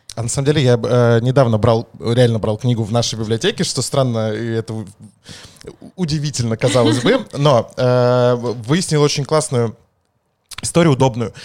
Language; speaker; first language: Russian; native; Russian